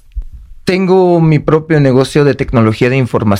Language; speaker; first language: Spanish; non-native, fluent; Uzbek